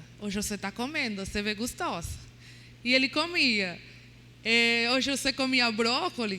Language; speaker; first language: Portuguese; non-native, learner; Spanish